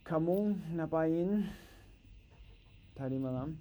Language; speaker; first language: Indonesian; non-native, learner; English